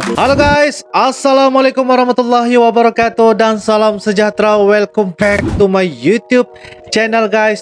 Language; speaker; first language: Malay; native; Malay